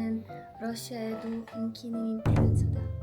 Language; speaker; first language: Korean; non-native, fluent; Russian